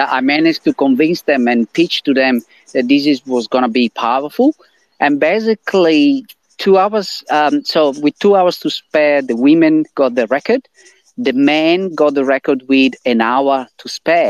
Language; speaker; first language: English; non-native, fluent; Italian